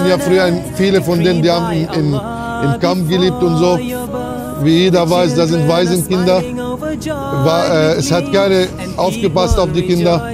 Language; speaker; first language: German; non-native, fluent; Arabic